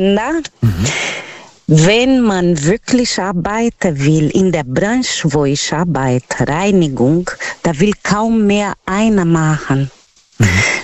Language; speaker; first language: German; non-native, learner; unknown